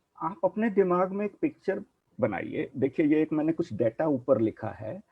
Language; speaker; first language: Hindi; non-native, local second language; Punjabi